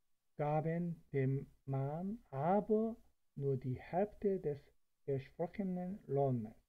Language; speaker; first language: German; non-native, fluent; Korean